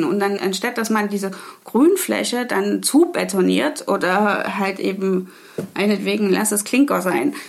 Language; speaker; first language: German; native; German